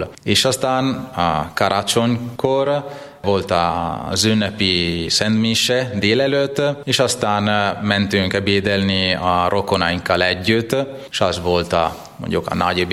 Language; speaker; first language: Hungarian; non-native, fluent; Italian